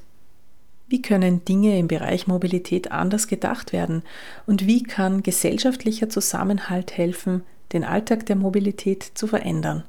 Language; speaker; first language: German; native; German